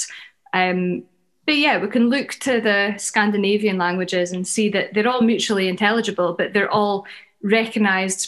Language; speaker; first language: English; native; English